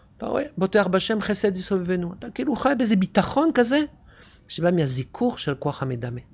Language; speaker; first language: Hebrew; non-native, fluent; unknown